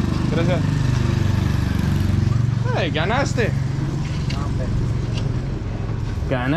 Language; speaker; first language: Spanish; non-native, fluent; Danish